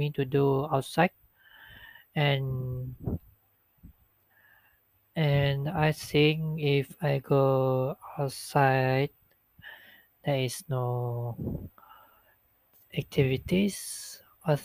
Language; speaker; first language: English; non-native, local second language; Malay